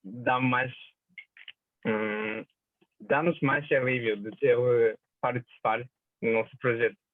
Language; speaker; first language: Portuguese; non-native, fluent; Japanese